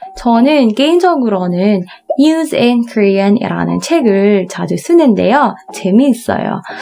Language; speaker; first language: Korean; non-native, fluent; Filipino